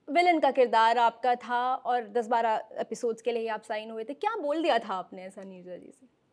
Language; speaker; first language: Hindi; native; Hindi